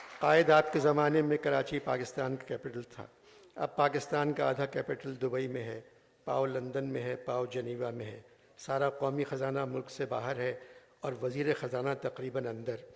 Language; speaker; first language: Urdu; native; Urdu